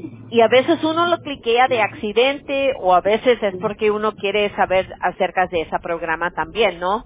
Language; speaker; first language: Spanish; early bilingual, heritage; Spanish